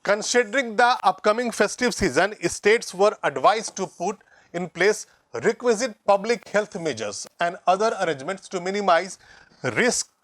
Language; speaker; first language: English; non-native, local second language; Hindi